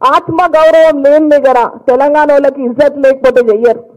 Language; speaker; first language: Telugu; native; Telugu